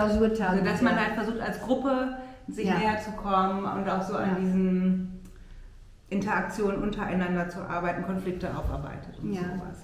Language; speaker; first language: German; native; German